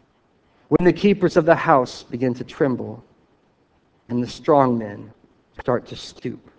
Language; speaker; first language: English; native; English